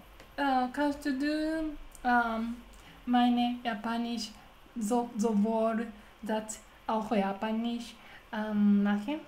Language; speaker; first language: German; non-native, learner; Japanese